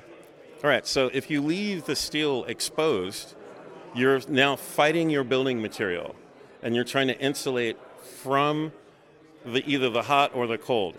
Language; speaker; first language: English; native; English